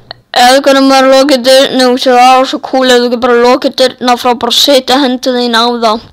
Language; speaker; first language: Icelandic; non-native, learner; Danish